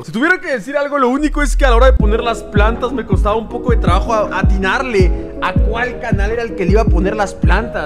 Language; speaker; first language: Spanish; native; Spanish